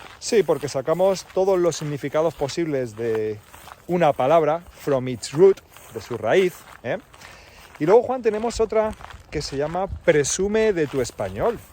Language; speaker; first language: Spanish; native; Spanish